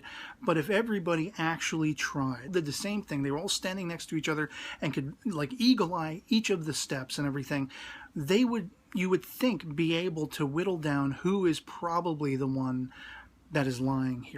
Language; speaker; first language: English; native; English